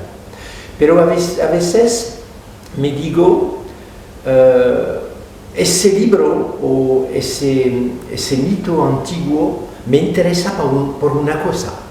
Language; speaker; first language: Spanish; non-native, fluent; French